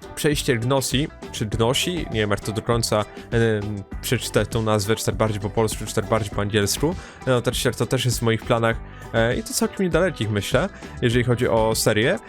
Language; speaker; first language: Polish; native; Polish